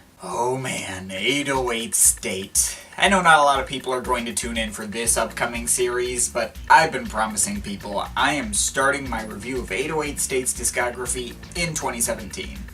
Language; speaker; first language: English; native; English